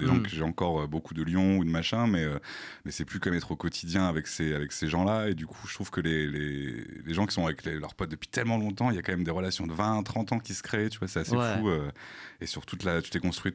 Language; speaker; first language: French; native; French